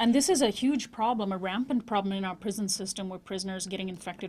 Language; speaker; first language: English; native; English